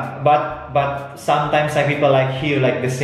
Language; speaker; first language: English; non-native, learner; Indonesian